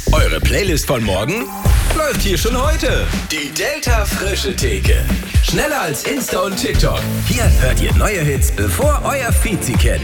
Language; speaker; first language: German; native; German